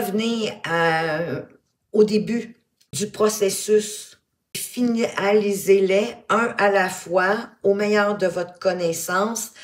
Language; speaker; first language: French; native; French